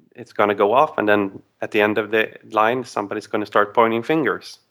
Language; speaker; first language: English; non-native, fluent; Swedish